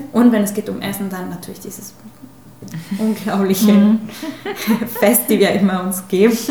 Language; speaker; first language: German; non-native, fluent; Spanish